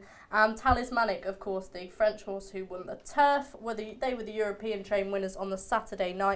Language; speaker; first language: English; native; English